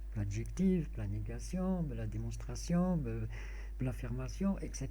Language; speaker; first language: French; non-native, local second language; Arabic